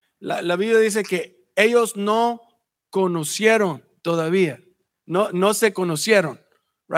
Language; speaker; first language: Spanish; early bilingual, heritage; Spanish